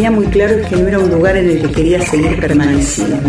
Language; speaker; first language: Spanish; native; Spanish